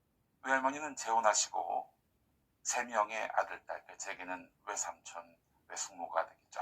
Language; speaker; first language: Korean; native; Korean